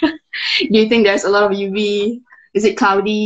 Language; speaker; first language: English; non-native, local second language; Malay